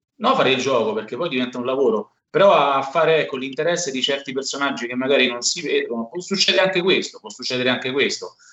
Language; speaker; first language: Italian; native; Italian